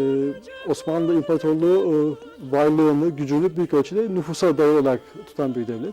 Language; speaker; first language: Turkish; native; Turkish